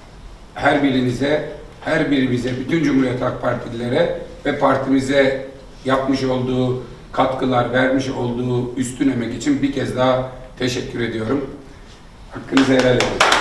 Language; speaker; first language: Turkish; native; Turkish